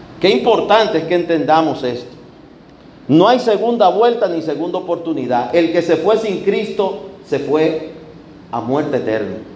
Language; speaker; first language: Spanish; native; Spanish